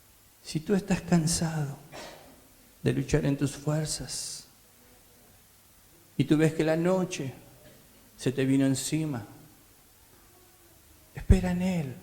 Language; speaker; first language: Spanish; native; Spanish